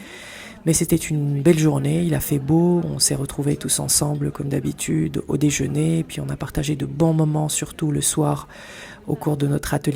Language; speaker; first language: French; native; French